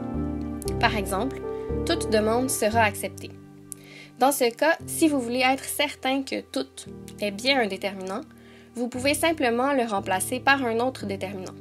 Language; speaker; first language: French; native; French